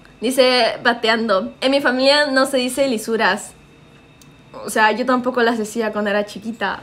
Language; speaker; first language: Spanish; early bilingual, heritage; Spanish